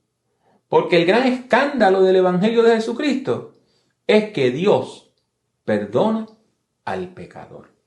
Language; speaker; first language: Spanish; native; Spanish